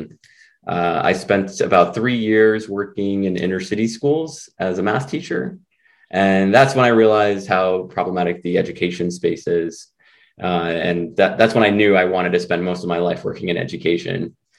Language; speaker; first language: English; early bilingual, other home language; Spanish